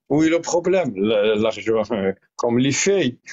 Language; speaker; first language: French; non-native, learner; Arabic